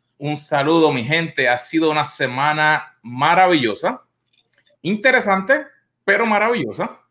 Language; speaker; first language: Spanish; native; Spanish